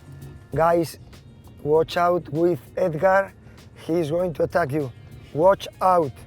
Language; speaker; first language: English; non-native, fluent; Spanish